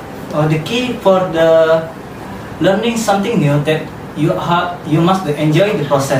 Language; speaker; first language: English; non-native, learner; Indonesian